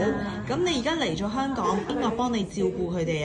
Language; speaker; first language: Cantonese; native; Cantonese